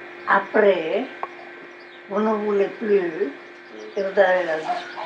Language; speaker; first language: French; non-native, local second language; Basque